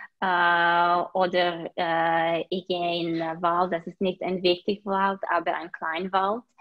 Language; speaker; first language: German; non-native, learner; Serbian